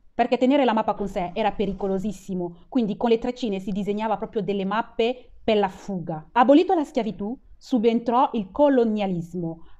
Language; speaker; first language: Italian; non-native, fluent; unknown